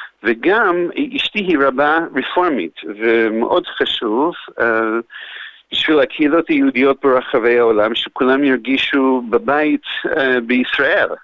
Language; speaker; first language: Hebrew; non-native, fluent; English